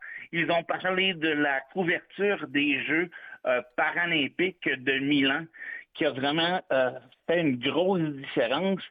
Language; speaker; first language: French; native; French